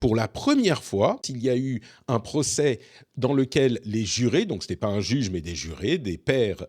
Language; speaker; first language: French; native; French